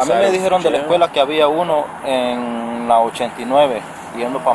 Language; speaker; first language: Spanish; native; Spanish